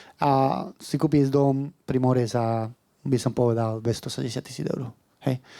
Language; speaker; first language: Slovak; non-native, learner; Spanish